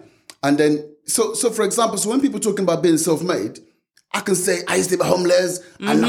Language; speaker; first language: English; non-native, local second language; Yoruba